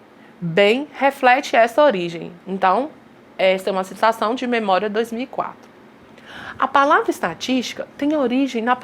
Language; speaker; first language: Portuguese; native; Portuguese